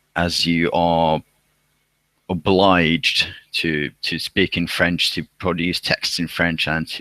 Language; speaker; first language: English; non-native, fluent; Finnish